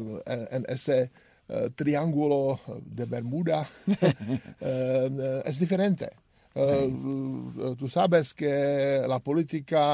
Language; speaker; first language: Spanish; non-native, learner; Czech